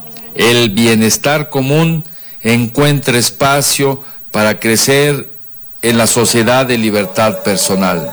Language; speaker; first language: Spanish; native; Spanish